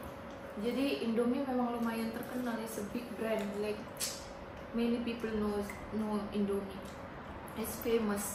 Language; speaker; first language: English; non-native, learner; Indonesian